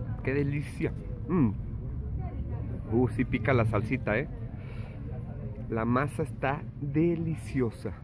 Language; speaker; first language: Spanish; native; Spanish